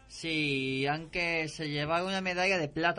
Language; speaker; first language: Spanish; native; Spanish